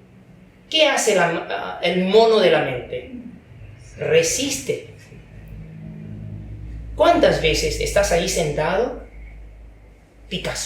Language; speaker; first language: Spanish; non-native, fluent; Chinese